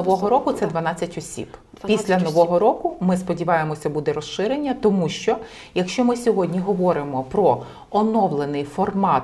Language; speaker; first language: Ukrainian; native; Ukrainian